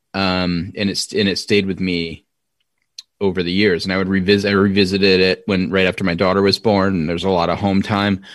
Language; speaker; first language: English; native; English